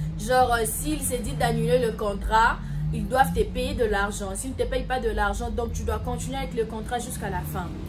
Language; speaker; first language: French; non-native, local second language; Lingala